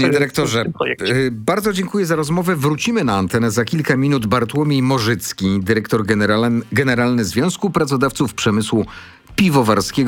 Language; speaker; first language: Polish; native; Polish